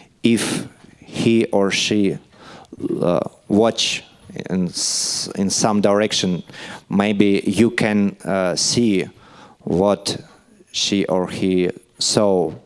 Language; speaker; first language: English; non-native, learner; Russian